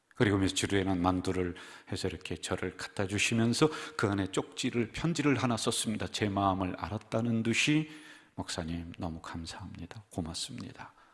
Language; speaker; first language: Korean; native; Korean